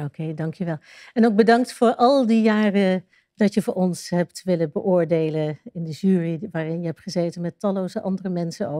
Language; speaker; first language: Dutch; native; Dutch